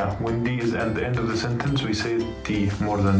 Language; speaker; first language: English; non-native, learner; Arabic